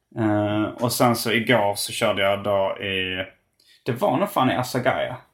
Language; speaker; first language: Swedish; native; Swedish